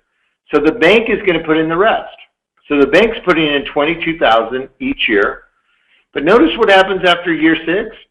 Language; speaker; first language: English; native; English